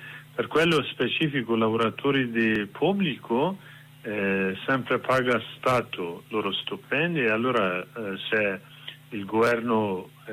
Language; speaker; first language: Italian; non-native, learner; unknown